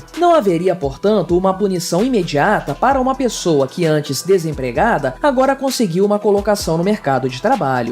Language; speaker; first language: Portuguese; native; Portuguese